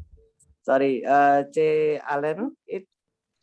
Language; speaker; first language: English; non-native, learner; Indonesian